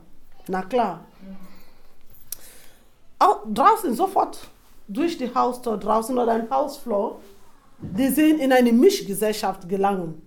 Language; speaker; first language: German; non-native, fluent; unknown